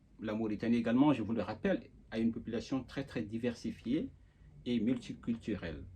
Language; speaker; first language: French; non-native, local second language; Fula